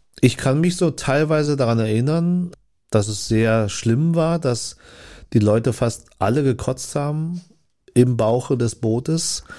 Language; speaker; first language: German; early bilingual, other home language; Vietnamese